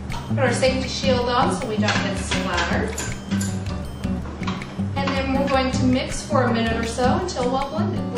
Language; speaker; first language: English; native; English